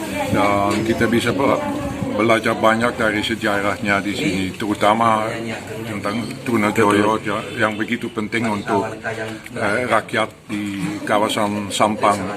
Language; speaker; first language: Indonesian; non-native, fluent; Dutch